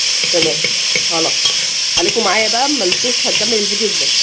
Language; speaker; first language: Arabic; native; Arabic